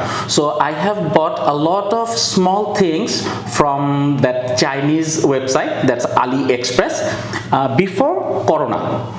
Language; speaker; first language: English; non-native, fluent; Bangla